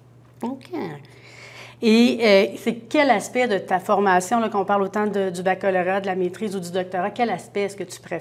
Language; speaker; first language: French; native; French